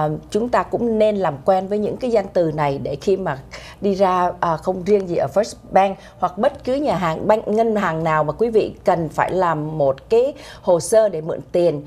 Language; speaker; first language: Vietnamese; native; Vietnamese